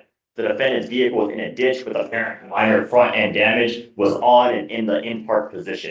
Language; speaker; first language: English; native; English